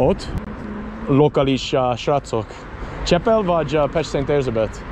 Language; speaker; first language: Hungarian; non-native, learner; English